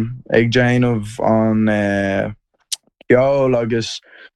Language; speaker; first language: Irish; non-native, learner; English